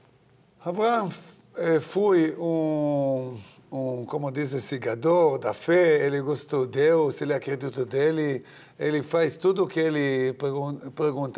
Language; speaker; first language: Portuguese; non-native, learner; Hebrew